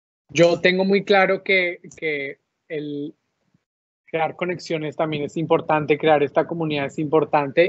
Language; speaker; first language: Spanish; native; Spanish